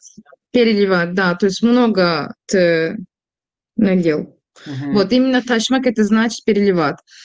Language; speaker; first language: Russian; non-native, fluent; Turkish